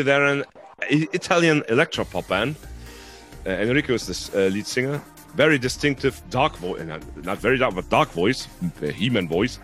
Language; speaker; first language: English; non-native, fluent; Hungarian